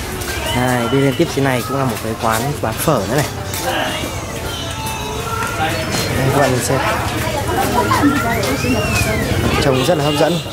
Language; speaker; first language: Vietnamese; native; Vietnamese